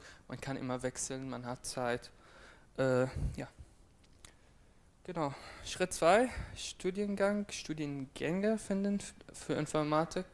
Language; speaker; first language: German; non-native, fluent; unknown